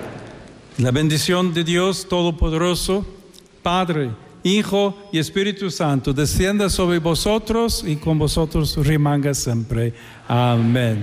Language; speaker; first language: Spanish; non-native, fluent; English